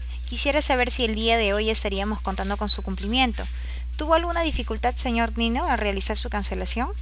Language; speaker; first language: Spanish; native; Spanish